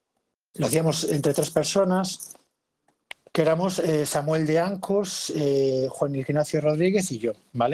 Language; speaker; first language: Spanish; native; Spanish